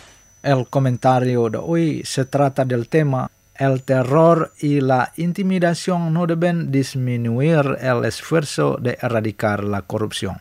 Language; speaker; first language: Spanish; non-native, fluent; Indonesian